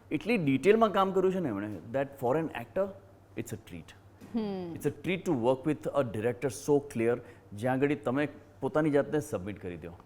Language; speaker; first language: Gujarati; native; Gujarati